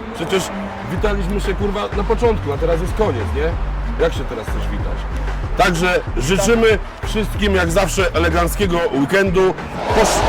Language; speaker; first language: Polish; native; Polish